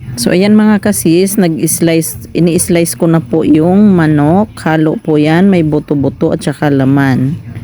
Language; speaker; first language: Filipino; non-native, local second language; Cebuano